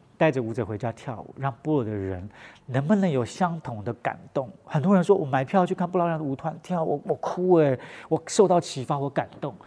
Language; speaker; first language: Chinese; non-native, local second language; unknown